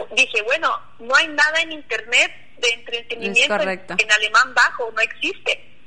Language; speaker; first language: Spanish; non-native, local second language; Plautdietsch